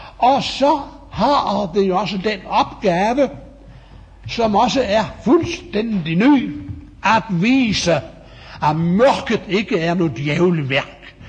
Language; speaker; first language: Danish; native; Danish